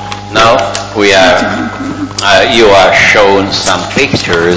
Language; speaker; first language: English; non-native, fluent; Italian